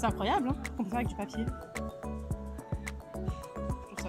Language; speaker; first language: French; native; French